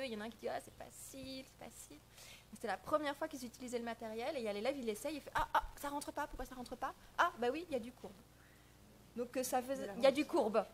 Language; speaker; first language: French; native; French